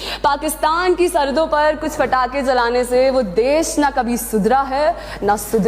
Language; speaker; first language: Hindi; native; Hindi